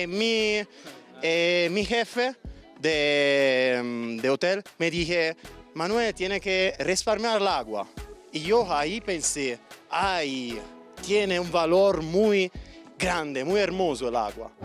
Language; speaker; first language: Spanish; non-native, learner; Italian